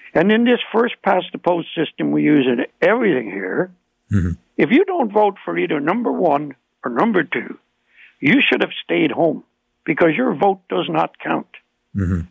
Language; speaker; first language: English; native; English